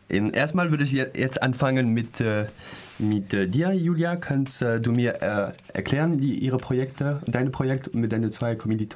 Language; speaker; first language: German; non-native, learner; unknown